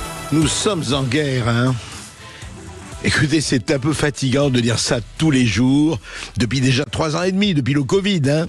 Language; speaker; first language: French; native; French